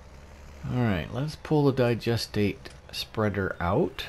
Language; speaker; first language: English; native; English